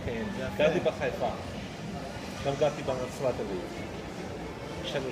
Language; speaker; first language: Hebrew; non-native, learner; Russian